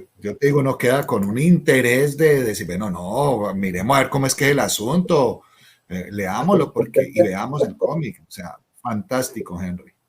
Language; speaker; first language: Spanish; native; Spanish